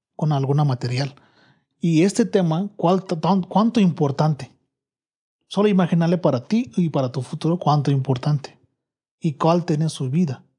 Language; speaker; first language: Spanish; non-native, fluent; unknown